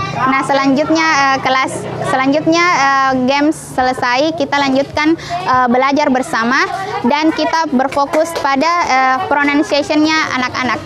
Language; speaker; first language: Indonesian; native; Indonesian